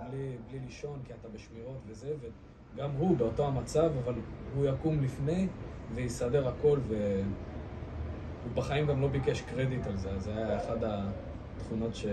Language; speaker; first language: Hebrew; non-native, fluent; English